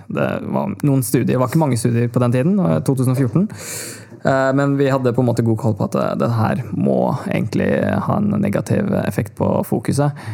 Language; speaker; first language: Norwegian; early bilingual, other home language; Tamil